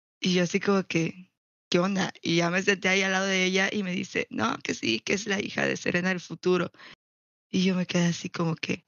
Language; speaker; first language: Spanish; native; Spanish